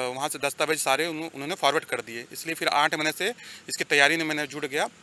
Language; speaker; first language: Hindi; native; Hindi